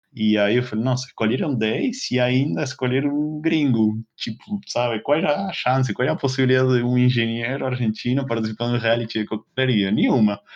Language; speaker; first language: Portuguese; non-native, fluent; Spanish